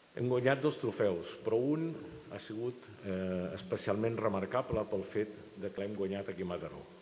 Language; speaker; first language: Catalan; native; Catalan